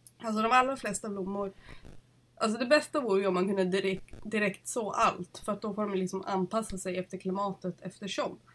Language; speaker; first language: Swedish; native; Swedish